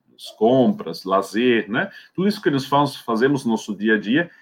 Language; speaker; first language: Portuguese; non-native, fluent; Swiss German